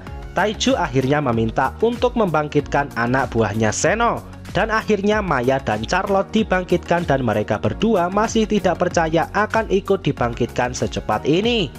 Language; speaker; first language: Indonesian; native; Indonesian